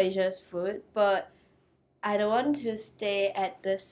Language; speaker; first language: English; non-native, local second language; Chinese